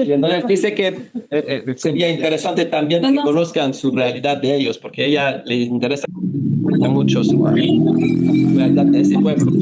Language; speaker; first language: Spanish; non-native, fluent; French